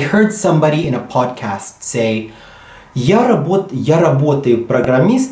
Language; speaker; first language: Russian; non-native, fluent; English